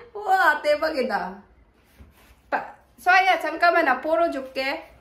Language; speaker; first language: Korean; non-native, learner; Filipino